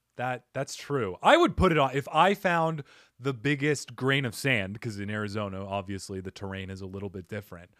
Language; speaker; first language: English; native; English